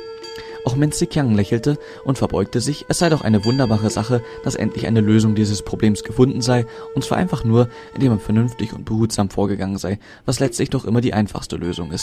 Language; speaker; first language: German; native; German